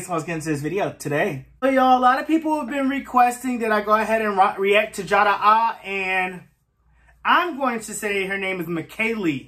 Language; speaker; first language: English; native; English